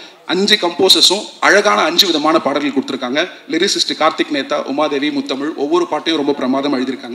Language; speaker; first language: Tamil; native; Tamil